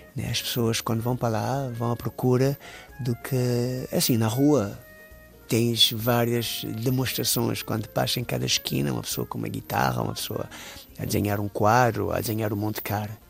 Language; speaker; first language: Portuguese; non-native, local second language; Kabuverdianu